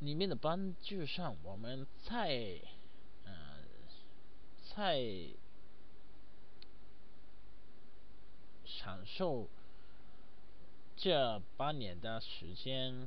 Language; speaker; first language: Chinese; non-native, learner; Japanese